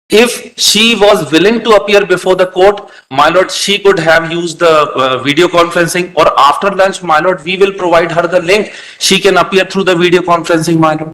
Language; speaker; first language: English; non-native, local second language; Hindi